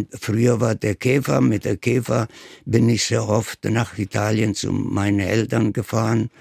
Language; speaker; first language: German; non-native, fluent; Italian